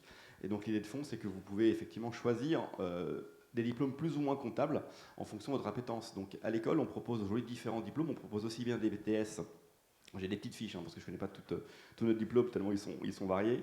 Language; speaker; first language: French; native; French